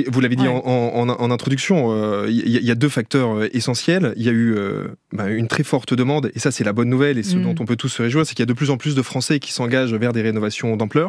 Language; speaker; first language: French; native; French